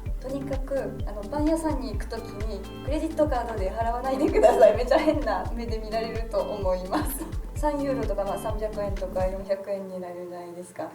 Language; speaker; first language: Japanese; non-native, fluent; French